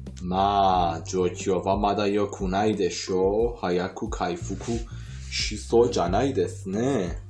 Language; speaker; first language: Japanese; non-native, fluent; Persian